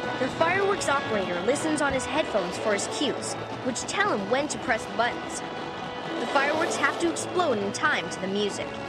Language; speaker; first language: English; native; English